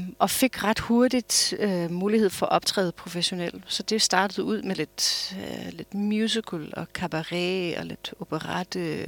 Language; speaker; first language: Danish; non-native, fluent; English